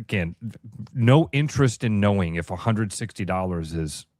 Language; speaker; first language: English; native; English